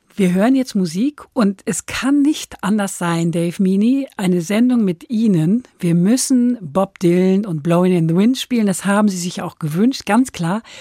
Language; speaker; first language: German; native; German